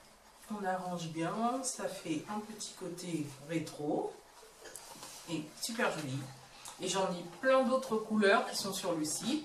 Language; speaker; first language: French; native; French